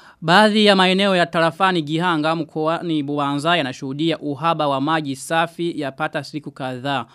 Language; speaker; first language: Swahili; non-native, local second language; Rundi